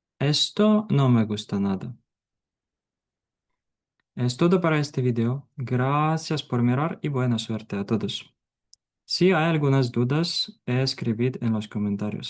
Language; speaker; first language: Spanish; non-native, fluent; Ukrainian